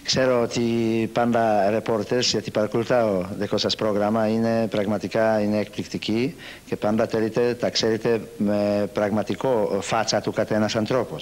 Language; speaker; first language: Greek; non-native, learner; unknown